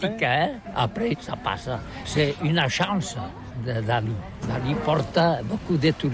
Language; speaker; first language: French; non-native, learner; Catalan